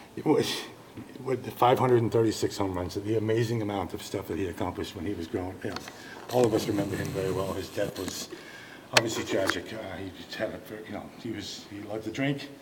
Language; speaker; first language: English; native; English